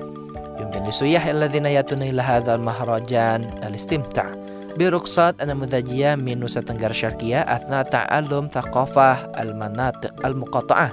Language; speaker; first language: Arabic; non-native, fluent; Indonesian